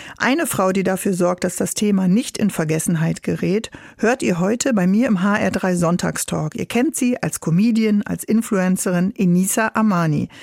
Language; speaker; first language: German; native; German